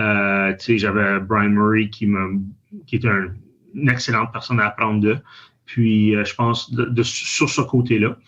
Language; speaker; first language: French; native; French